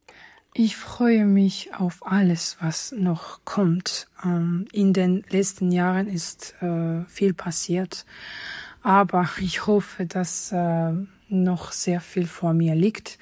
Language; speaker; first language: German; non-native, fluent; Georgian